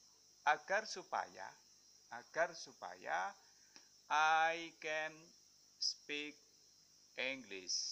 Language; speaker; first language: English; non-native, fluent; Indonesian